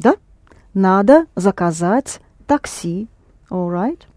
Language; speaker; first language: Russian; non-native, fluent; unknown